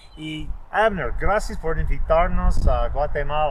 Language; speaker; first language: Spanish; non-native, fluent; English